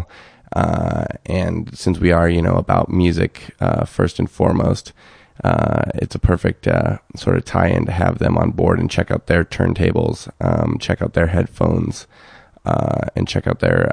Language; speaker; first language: English; native; English